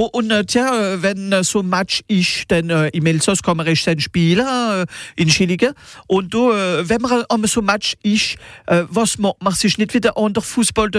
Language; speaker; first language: German; non-native, local second language; Swiss German